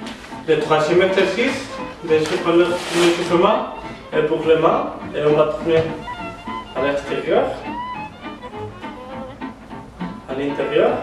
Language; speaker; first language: French; non-native, learner; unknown